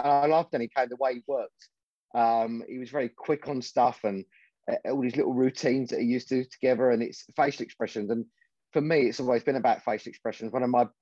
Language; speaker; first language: English; native; English